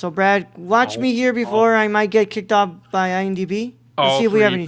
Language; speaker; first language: English; native; English